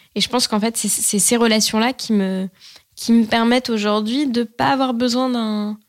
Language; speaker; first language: French; native; French